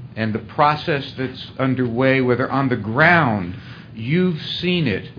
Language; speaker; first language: English; native; English